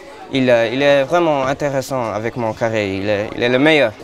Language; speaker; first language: French; early bilingual, heritage; French